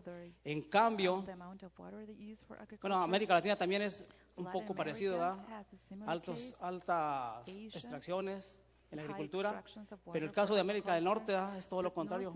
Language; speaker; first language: Spanish; native; Spanish